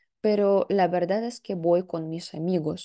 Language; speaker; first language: Spanish; non-native, fluent; Russian